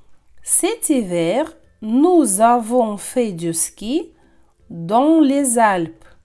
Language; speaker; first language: French; non-native, fluent; Russian